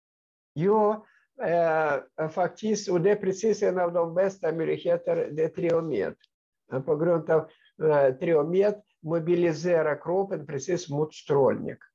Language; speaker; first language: Swedish; non-native, fluent; Russian